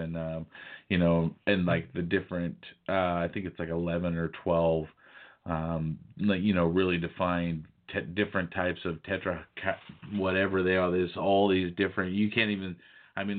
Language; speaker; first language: English; native; English